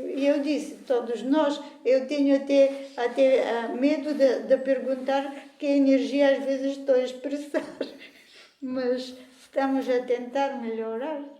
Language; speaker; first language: Portuguese; non-native, fluent; Bulgarian